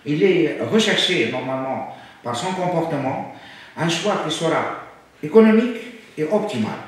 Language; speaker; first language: French; non-native, local second language; Arabic